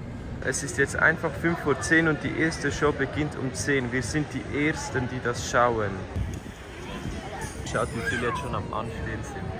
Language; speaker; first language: German; native; German